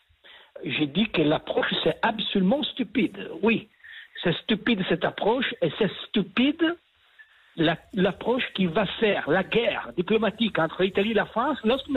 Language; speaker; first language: French; non-native, fluent; Italian